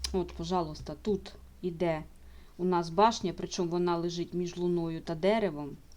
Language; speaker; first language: Ukrainian; non-native, local second language; Russian